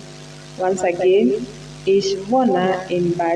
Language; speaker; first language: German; non-native, learner; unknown